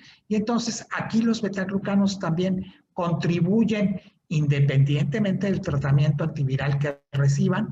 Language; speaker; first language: Spanish; native; Spanish